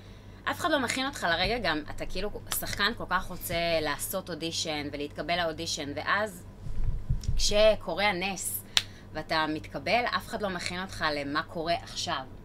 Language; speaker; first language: Hebrew; native; Hebrew